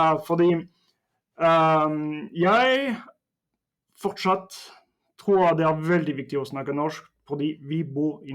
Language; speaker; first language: Norwegian; non-native, fluent; French